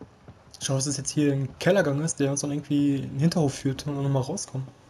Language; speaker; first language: German; native; German